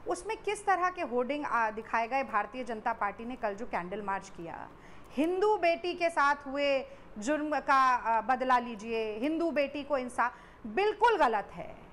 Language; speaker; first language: Hindi; native; Hindi